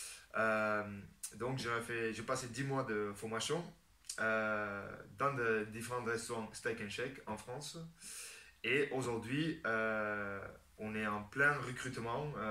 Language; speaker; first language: French; non-native, fluent; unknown